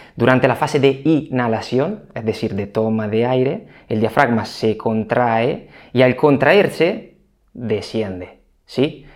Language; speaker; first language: Spanish; non-native, fluent; Italian